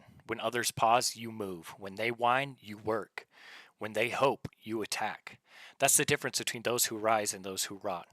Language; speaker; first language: English; native; English